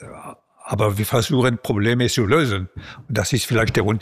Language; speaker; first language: German; non-native, local second language; French